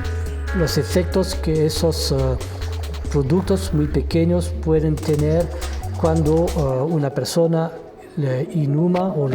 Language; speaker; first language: Spanish; non-native, fluent; French